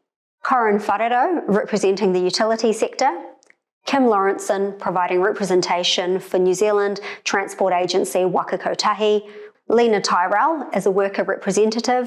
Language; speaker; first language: English; native; English